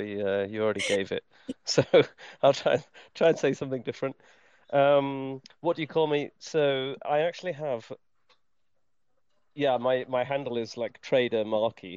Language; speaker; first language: English; native; English